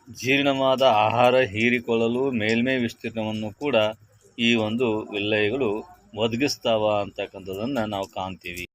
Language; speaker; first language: Kannada; native; Kannada